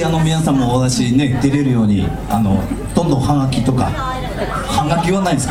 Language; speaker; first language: Japanese; native; Japanese